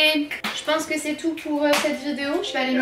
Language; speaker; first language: French; native; French